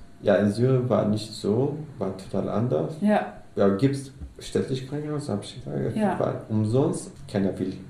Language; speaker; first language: German; non-native, learner; Arabic